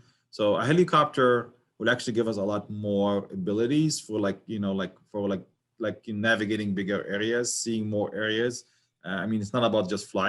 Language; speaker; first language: English; non-native, fluent; Arabic